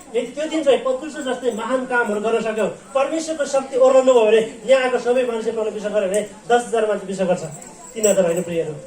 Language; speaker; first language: Nepali; non-native, local second language; Eastern Tamang